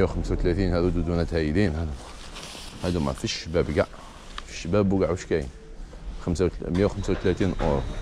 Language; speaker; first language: Arabic; native; Arabic